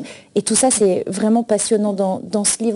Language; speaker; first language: French; native; French